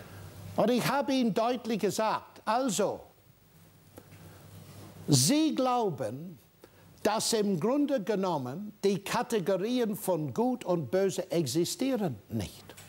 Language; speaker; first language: German; non-native, fluent; English